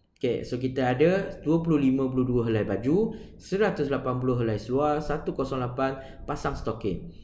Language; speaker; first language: Malay; non-native, local second language; Chinese